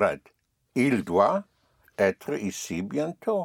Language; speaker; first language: French; non-native, fluent; English